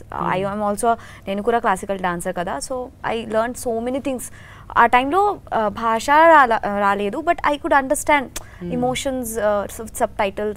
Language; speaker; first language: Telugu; non-native, learner; Bangla